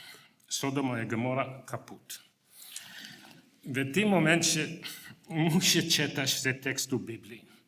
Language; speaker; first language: Polish; non-native, learner; English